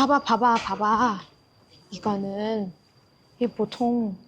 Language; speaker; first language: Korean; non-native, learner; Vietnamese